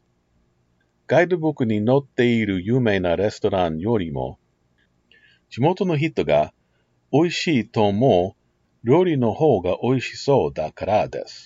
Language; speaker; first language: Japanese; non-native, learner; English